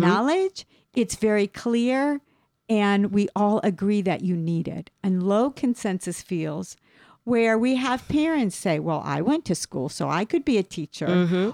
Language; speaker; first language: English; native; English